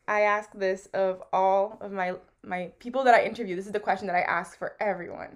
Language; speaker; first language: English; early bilingual, other home language; Portuguese